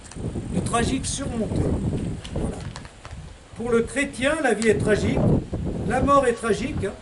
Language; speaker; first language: French; native; French